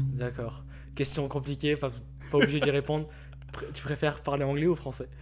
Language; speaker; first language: French; native; French